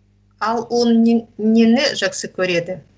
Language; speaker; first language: Kazakh; non-native, learner; Russian